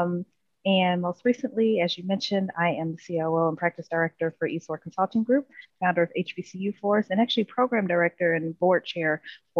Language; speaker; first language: English; native; English